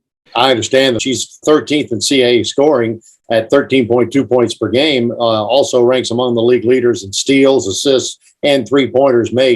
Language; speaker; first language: English; native; English